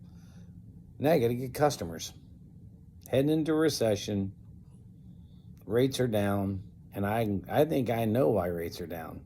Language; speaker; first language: English; native; English